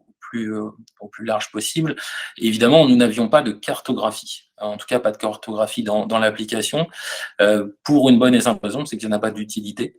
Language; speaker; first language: French; native; French